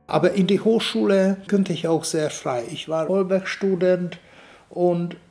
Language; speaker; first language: German; non-native, fluent; Hungarian